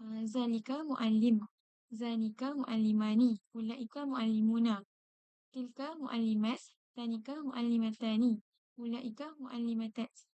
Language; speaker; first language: Arabic; non-native, learner; Malay